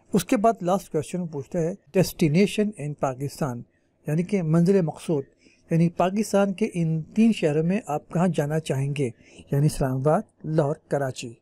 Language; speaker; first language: Urdu; native; Urdu